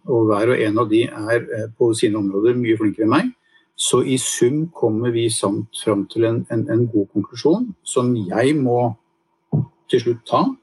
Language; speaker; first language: Norwegian; native; Norwegian